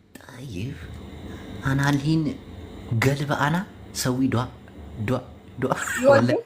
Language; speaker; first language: Arabic; non-native, learner; Amharic